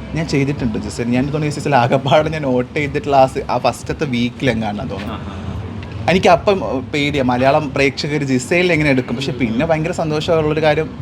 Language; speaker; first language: Malayalam; native; Malayalam